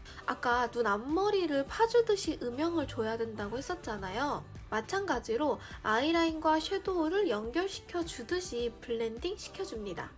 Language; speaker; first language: Korean; native; Korean